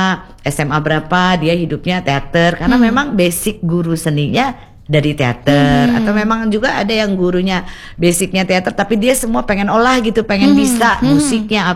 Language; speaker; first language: Indonesian; non-native, local second language; Javanese